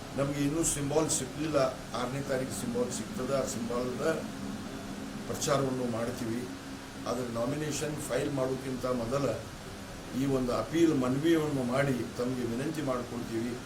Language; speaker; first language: Kannada; non-native, local second language; Urdu